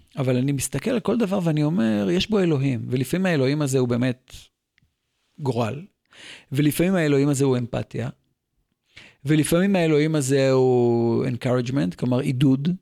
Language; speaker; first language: Hebrew; native; Hebrew